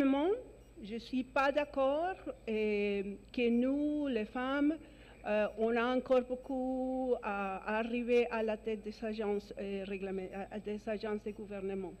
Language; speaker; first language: French; non-native, fluent; Spanish